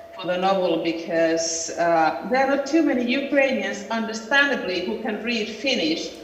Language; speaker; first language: English; non-native, fluent; Finnish